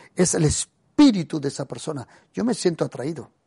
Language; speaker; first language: Spanish; early bilingual, other home language; German